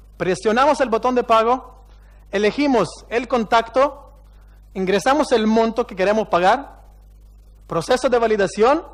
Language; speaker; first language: Spanish; non-native, fluent; Hebrew